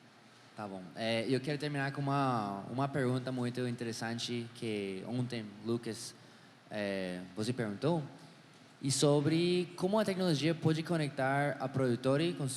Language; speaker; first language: Portuguese; non-native, learner; English